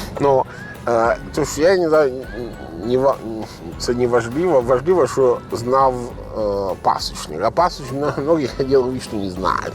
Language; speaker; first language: Ukrainian; non-native, learner; Italian